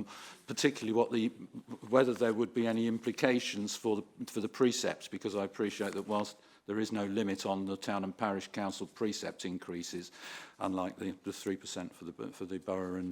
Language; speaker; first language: English; native; English